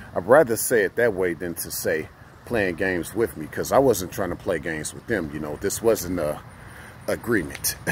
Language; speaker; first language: English; native; English